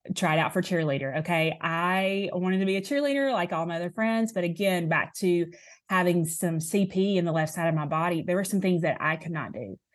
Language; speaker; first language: English; native; English